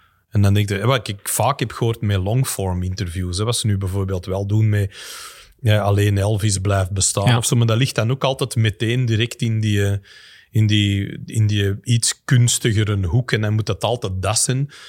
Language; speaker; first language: Dutch; non-native, local second language; English